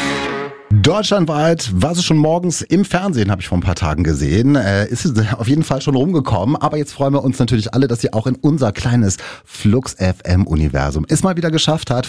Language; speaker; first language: German; native; German